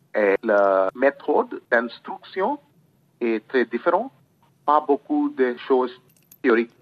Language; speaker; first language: French; non-native, learner; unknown